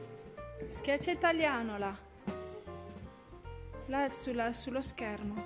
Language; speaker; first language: Italian; native; Italian